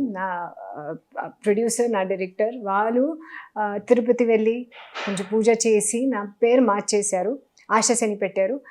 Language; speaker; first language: Telugu; non-native, learner; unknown